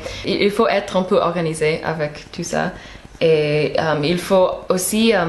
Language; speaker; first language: French; non-native, fluent; English